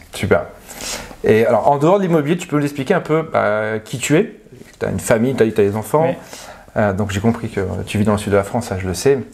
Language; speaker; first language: French; native; French